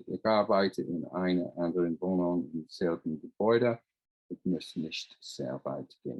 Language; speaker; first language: German; non-native, fluent; English